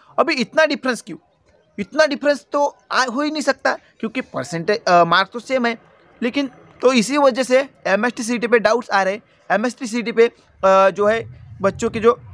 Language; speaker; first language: Hindi; non-native, local second language; Marathi